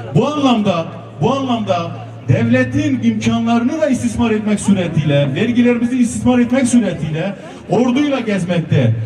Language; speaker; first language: Turkish; non-native, local second language; Kurdish